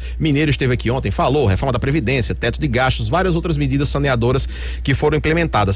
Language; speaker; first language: Portuguese; native; Portuguese